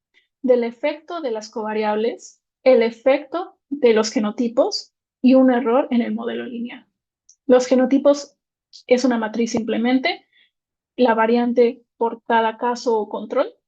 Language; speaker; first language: Spanish; native; Spanish